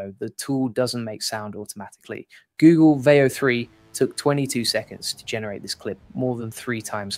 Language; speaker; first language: English; native; English